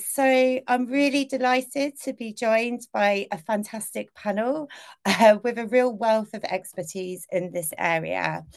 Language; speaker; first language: English; native; English